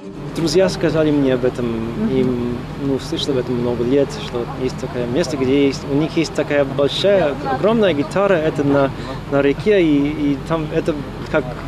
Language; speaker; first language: Russian; non-native, fluent; English